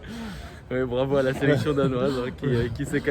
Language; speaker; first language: French; native; French